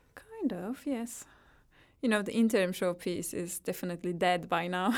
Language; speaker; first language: English; non-native, fluent; Turkish